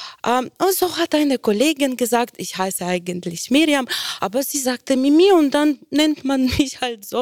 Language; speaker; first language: German; non-native, fluent; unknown